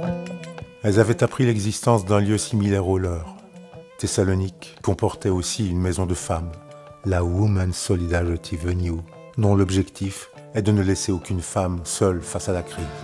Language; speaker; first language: French; native; French